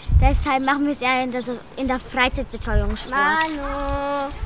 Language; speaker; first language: German; non-native, local second language; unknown